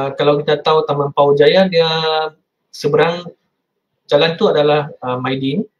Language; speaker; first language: Malay; non-native, local second language; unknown